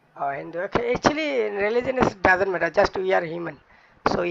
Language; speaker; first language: English; non-native, learner; Bangla